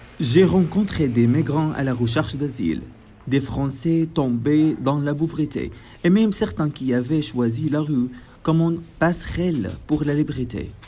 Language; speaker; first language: French; non-native, fluent; Arabic